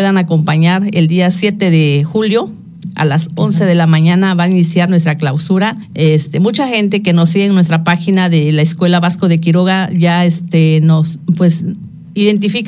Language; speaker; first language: Spanish; non-native, local second language; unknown